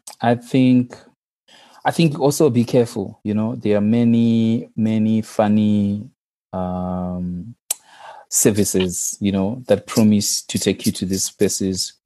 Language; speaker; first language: English; non-native, local second language; Shona